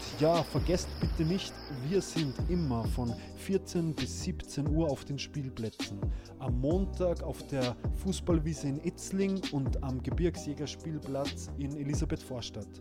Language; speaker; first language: German; non-native, learner; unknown